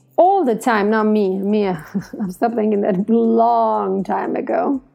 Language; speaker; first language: English; non-native, fluent; Italian